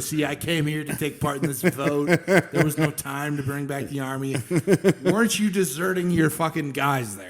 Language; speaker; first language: English; native; English